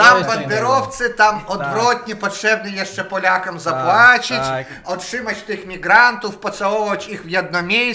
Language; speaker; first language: Polish; non-native, fluent; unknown